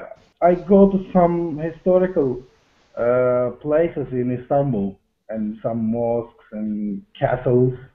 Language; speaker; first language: English; non-native, learner; Turkish